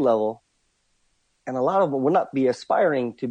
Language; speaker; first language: English; native; English